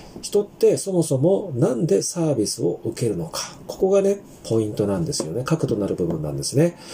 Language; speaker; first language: Japanese; native; Japanese